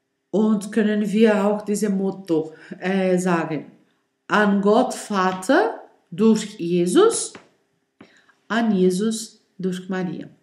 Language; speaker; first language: German; non-native, learner; Portuguese